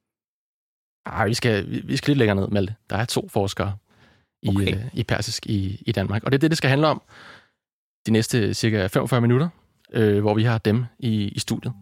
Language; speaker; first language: Danish; native; Danish